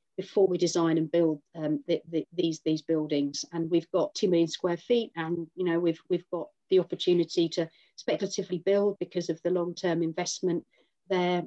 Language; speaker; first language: English; native; English